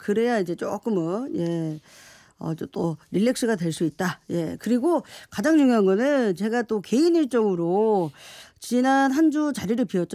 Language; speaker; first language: Korean; native; Korean